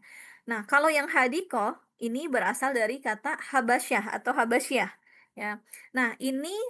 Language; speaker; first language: Indonesian; native; Indonesian